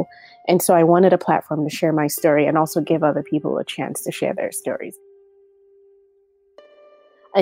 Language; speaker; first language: English; non-native, local second language; Yoruba